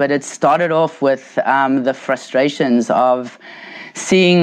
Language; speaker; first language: English; native; English